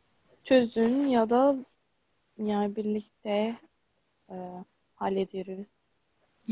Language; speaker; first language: Turkish; non-native, learner; Arabic